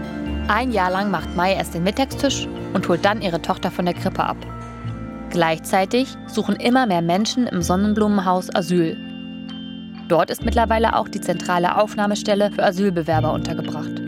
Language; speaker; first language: German; native; German